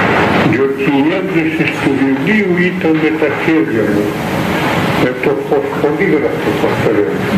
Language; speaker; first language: Greek; non-native, fluent; Russian